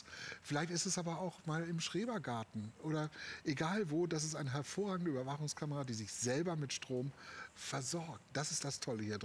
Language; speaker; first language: German; native; German